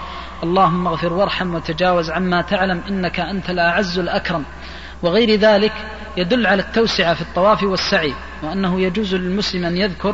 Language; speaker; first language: Arabic; native; Arabic